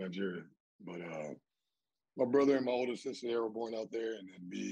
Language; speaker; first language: English; native; English